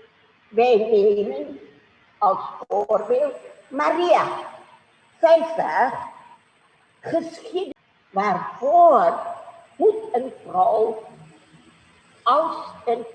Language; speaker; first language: Dutch; non-native, fluent; Indonesian